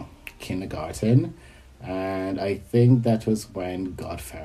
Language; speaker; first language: English; non-native, local second language; Yoruba